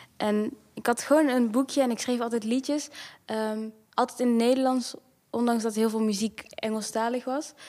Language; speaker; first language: Dutch; early bilingual, other home language; Kinyarwanda